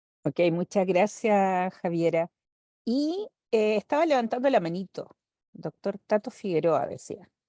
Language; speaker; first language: Spanish; native; Spanish